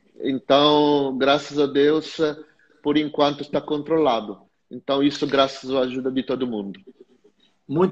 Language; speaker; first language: Portuguese; non-native, fluent; Italian